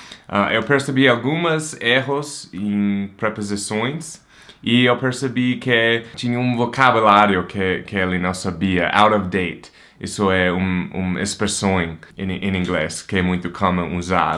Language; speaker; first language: Portuguese; non-native, fluent; English